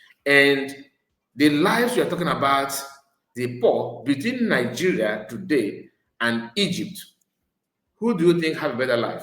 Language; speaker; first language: English; non-native, local second language; Igbo